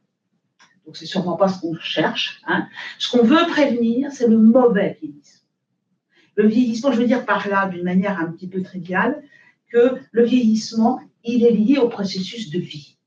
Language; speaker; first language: French; native; French